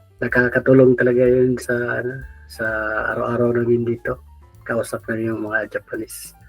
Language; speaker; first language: Filipino; non-native, local second language; Cebuano